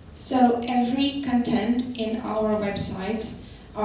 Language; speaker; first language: English; non-native, fluent; Indonesian